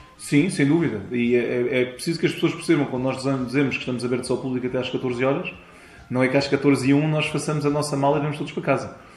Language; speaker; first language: Portuguese; early bilingual, heritage; Portuguese